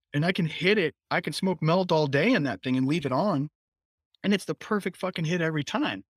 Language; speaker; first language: English; native; English